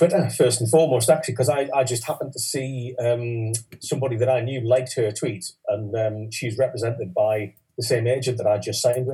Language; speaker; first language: English; native; English